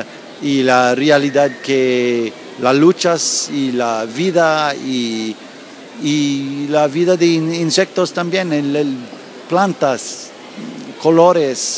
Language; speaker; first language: Spanish; non-native, learner; English